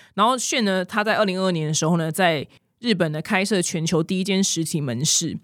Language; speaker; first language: Chinese; native; Chinese